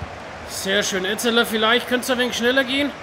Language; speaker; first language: German; native; German